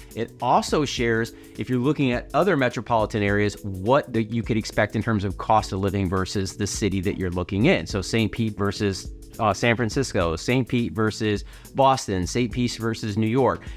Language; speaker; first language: English; native; English